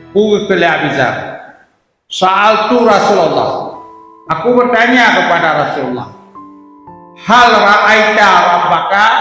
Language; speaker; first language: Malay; non-native, local second language; Achinese